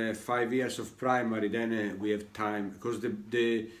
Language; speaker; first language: English; non-native, learner; Italian